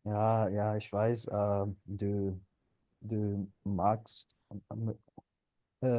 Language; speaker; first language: German; non-native, learner; Punjabi